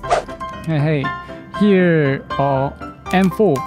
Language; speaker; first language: English; non-native, learner; Korean